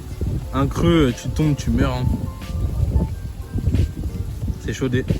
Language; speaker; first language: French; native; French